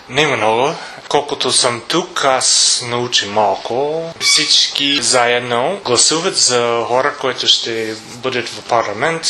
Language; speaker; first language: Bulgarian; non-native, learner; English